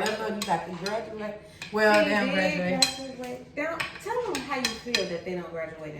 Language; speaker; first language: English; native; English